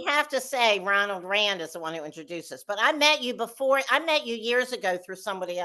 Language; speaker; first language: English; native; English